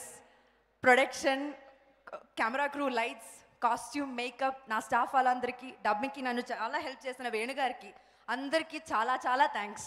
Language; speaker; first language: Telugu; non-native, local second language; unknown